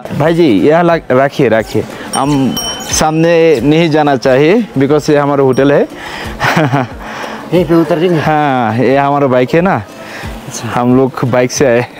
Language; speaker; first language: Hindi; non-native, learner; Bangla